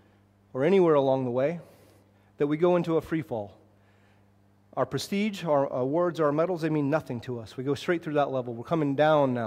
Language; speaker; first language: English; native; English